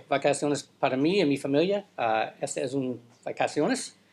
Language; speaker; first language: Spanish; non-native, learner; English